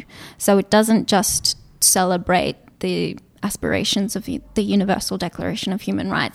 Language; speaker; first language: English; non-native, local second language; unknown